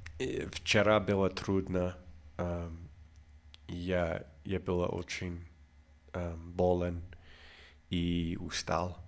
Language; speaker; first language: Russian; non-native, learner; English